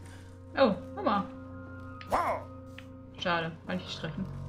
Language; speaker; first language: German; native; German